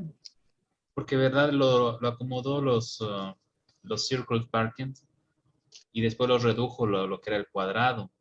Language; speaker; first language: Spanish; native; Spanish